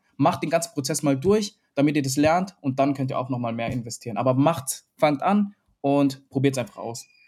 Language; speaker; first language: German; early bilingual, other home language; Vietnamese